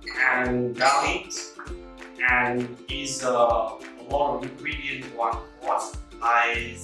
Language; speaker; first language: English; non-native, learner; Khmer